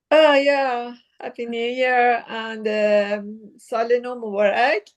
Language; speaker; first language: English; non-native, learner; Persian